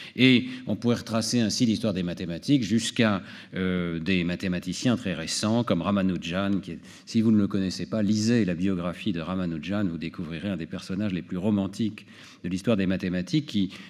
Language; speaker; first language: French; native; French